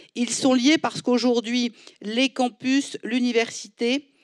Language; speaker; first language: French; native; French